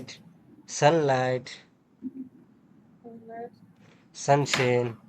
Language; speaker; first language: English; non-native, learner; Urdu